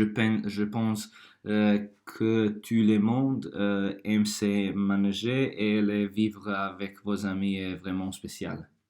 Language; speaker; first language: French; non-native, learner; Croatian